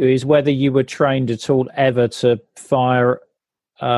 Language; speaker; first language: English; native; English